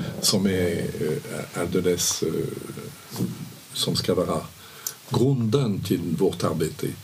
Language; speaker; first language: Swedish; non-native, fluent; French